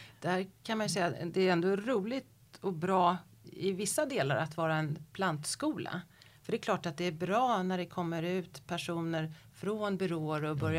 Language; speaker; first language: Swedish; native; Swedish